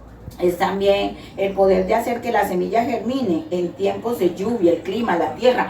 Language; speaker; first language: Spanish; native; Spanish